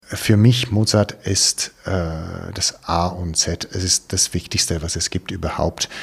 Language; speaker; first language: German; non-native, fluent; Italian